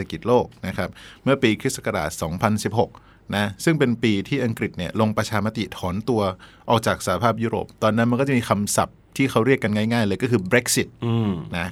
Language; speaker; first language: Thai; native; Thai